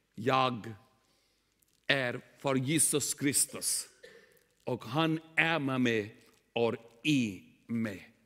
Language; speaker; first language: Swedish; non-native, learner; Urdu